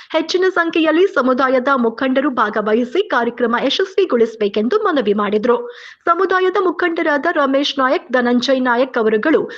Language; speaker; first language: Kannada; native; Kannada